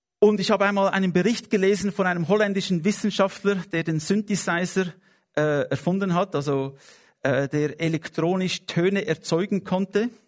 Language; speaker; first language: German; non-native, fluent; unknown